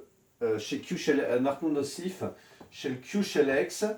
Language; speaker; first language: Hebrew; non-native, fluent; French